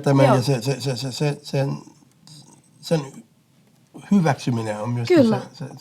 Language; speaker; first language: Finnish; non-native, fluent; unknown